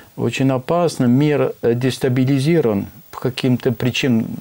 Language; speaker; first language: Russian; non-native, fluent; French